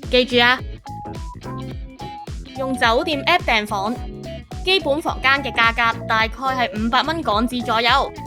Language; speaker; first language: Cantonese; native; Cantonese